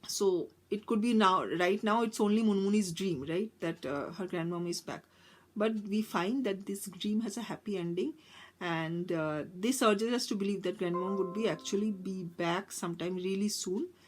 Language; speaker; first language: English; non-native, local second language; Bangla